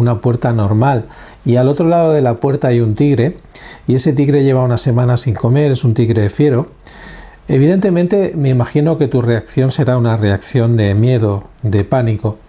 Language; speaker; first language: Spanish; native; Spanish